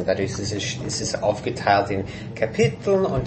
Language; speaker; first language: German; non-native, fluent; English